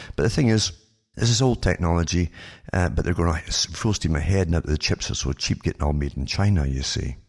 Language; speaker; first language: English; native; English